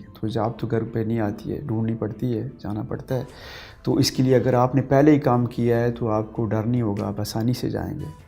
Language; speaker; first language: Urdu; non-native, local second language; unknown